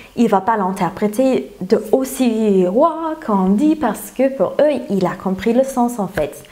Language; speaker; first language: French; non-native, fluent; English